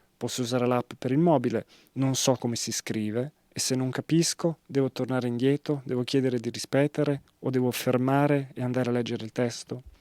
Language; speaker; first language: Italian; native; Italian